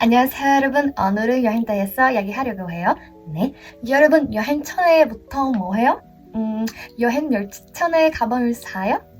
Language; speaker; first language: Korean; non-native, learner; Portuguese